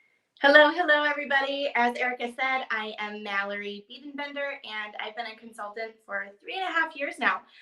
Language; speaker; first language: English; native; English